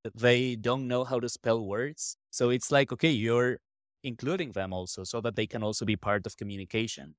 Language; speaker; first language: English; non-native, fluent; Spanish